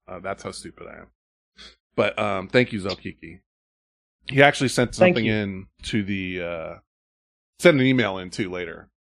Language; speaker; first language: English; native; English